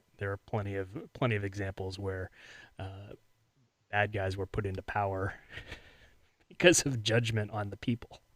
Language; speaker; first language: English; native; English